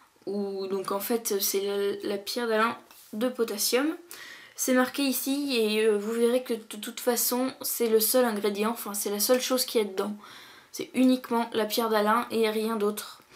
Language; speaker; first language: French; native; French